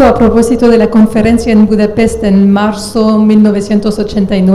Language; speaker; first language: Spanish; non-native, fluent; French